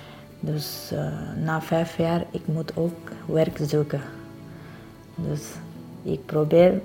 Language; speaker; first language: Dutch; non-native, learner; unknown